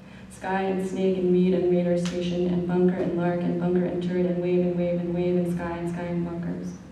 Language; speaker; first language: English; native; English